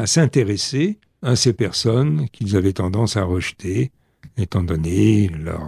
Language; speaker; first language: French; native; French